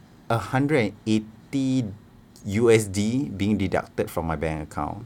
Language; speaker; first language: English; non-native, local second language; Malay